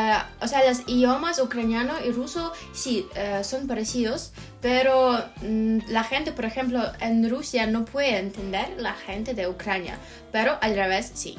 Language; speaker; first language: Spanish; non-native, fluent; Ukrainian